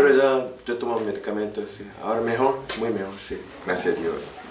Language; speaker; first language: Spanish; non-native, learner; Korean